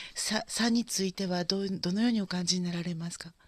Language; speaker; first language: Japanese; native; Japanese